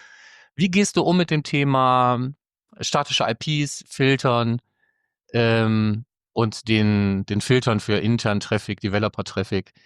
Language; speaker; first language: German; native; German